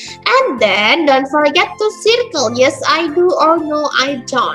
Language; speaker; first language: English; non-native, fluent; Indonesian